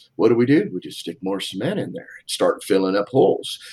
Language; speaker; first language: English; native; English